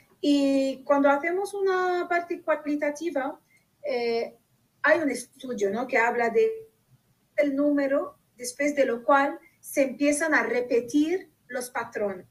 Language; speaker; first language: Spanish; non-native, fluent; Arabic